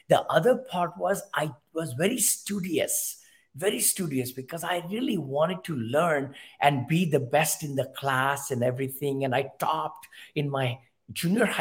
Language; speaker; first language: English; non-native, local second language; Hindi